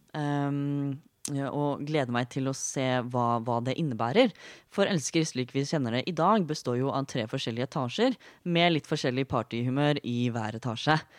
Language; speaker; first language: Norwegian; native; Norwegian